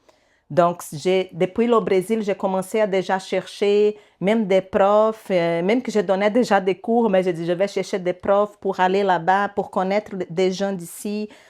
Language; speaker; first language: French; non-native, learner; Portuguese